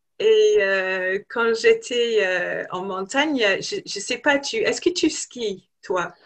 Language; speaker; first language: French; non-native, fluent; English